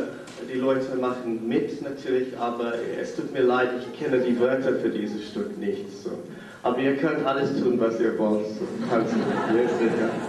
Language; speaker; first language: German; non-native, fluent; English